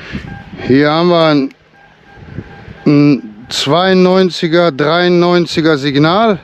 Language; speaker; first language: German; native; German